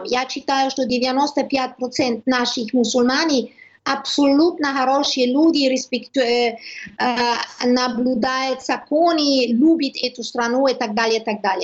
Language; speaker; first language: Russian; non-native, learner; German